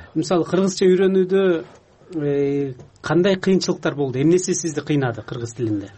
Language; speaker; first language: Kyrgyz; native; Kyrgyz